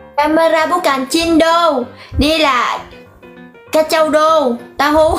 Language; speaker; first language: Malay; non-native, learner; Vietnamese